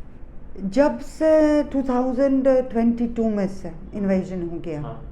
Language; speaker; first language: Hindi; non-native, fluent; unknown